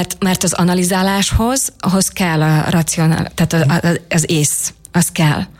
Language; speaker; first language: Hungarian; native; Hungarian